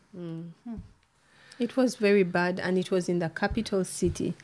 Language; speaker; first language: English; non-native, local second language; Ganda